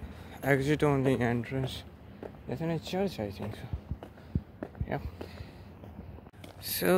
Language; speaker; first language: English; non-native, learner; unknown